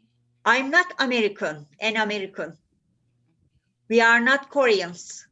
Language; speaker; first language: English; non-native, learner; Turkish